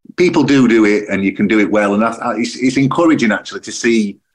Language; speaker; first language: English; native; English